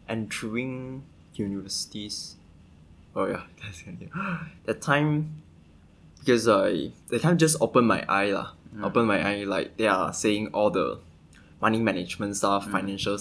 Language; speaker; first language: English; non-native, local second language; Chinese